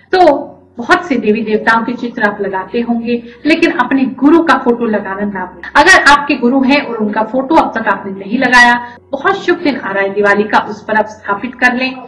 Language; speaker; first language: Hindi; native; Hindi